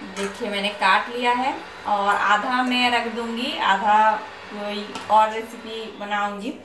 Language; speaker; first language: Hindi; non-native, local second language; Bangla